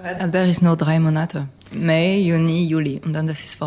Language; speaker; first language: German; non-native, fluent; English